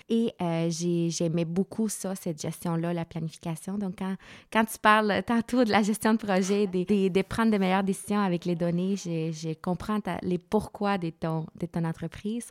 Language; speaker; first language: French; non-native, fluent; Spanish